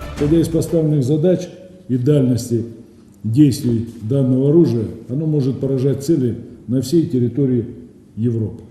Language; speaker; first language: Russian; native; Russian